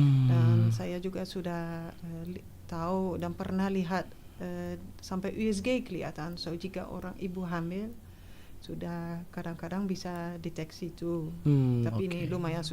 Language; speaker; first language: Indonesian; non-native, fluent; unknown